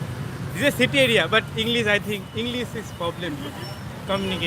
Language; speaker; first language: English; non-native, learner; Hindi